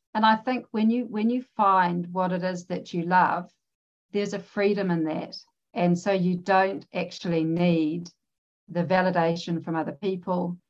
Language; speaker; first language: English; native; English